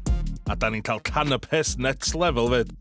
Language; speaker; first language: Welsh; native; Welsh